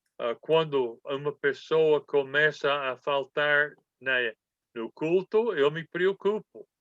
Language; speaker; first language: Portuguese; non-native, fluent; English